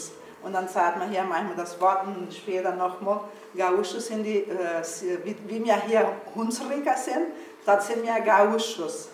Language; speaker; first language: German; early bilingual, heritage; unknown